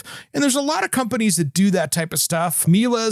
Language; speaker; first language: English; native; English